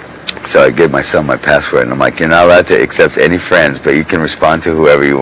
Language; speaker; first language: English; native; English